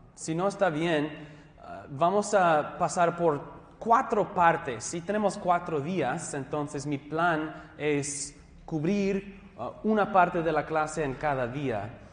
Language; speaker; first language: Spanish; non-native, fluent; English